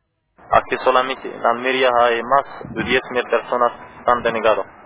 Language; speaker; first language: Spanish; non-native, learner; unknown